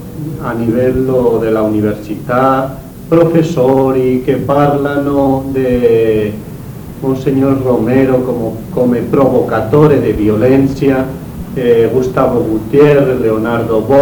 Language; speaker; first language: Italian; non-native, learner; Spanish